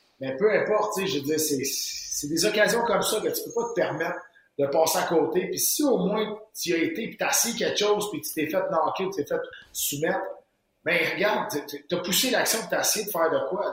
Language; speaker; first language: French; native; French